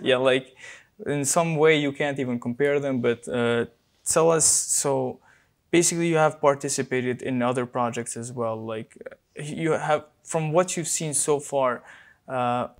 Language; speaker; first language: English; non-native, fluent; Albanian